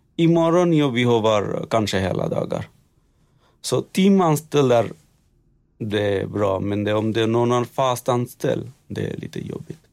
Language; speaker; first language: Swedish; non-native, learner; Bangla